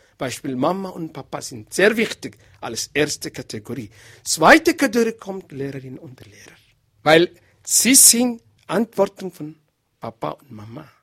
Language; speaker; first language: German; non-native, learner; Arabic